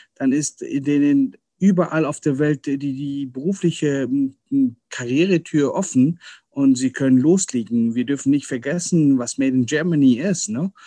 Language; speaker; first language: German; early bilingual, other home language; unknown